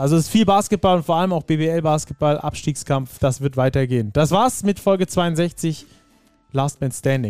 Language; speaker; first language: German; native; German